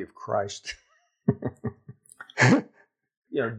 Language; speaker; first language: English; native; English